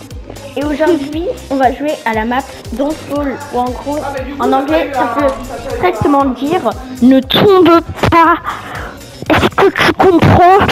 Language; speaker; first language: French; native; French